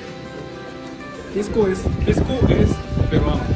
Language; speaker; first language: Spanish; non-native, learner; Korean